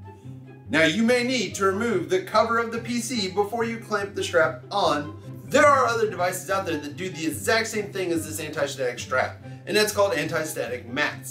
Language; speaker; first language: English; native; English